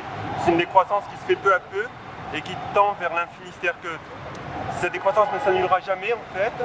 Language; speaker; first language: French; native; French